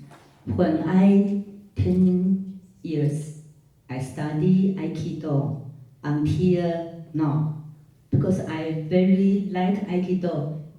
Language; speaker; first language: English; non-native, learner; Chinese